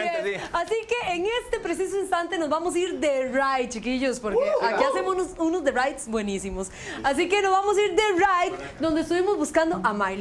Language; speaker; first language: Spanish; native; Spanish